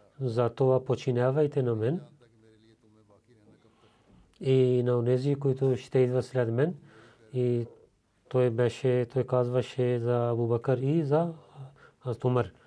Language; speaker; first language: Bulgarian; non-native, learner; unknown